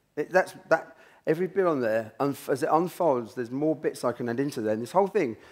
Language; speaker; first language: English; native; English